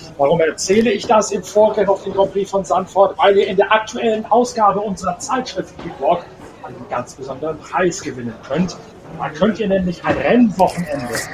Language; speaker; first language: German; native; German